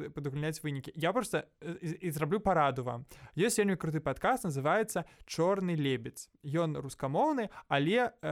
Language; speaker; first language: Belarusian; non-native, local second language; Russian